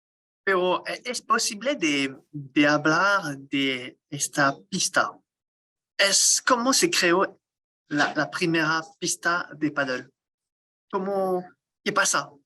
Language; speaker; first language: Spanish; non-native, learner; French